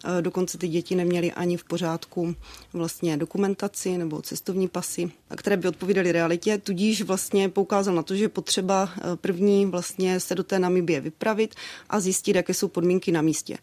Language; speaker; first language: Czech; native; Czech